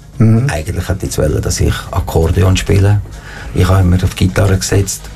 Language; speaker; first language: German; non-native, fluent; Italian